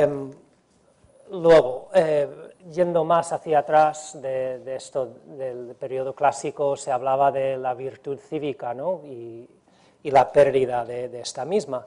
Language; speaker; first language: Spanish; non-native, fluent; English